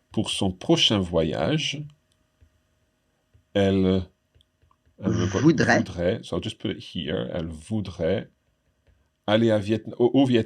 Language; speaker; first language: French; non-native, fluent; English